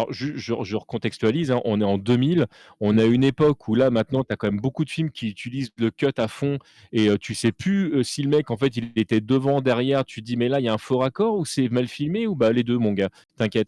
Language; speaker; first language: French; native; French